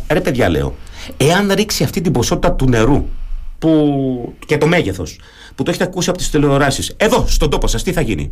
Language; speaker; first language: Greek; early bilingual, heritage; German